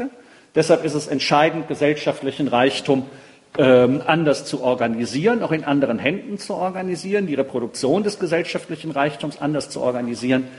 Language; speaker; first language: German; native; German